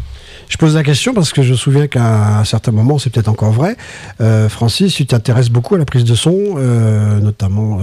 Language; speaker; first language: French; native; French